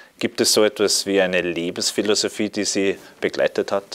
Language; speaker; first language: German; native; German